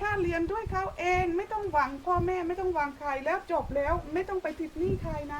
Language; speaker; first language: Thai; non-native, fluent; Dutch